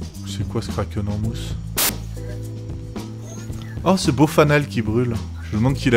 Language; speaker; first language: French; native; French